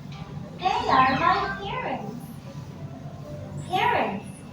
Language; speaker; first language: English; non-native, learner; Indonesian